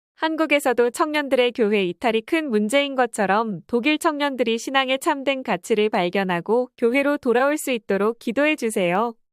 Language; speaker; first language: Korean; native; Korean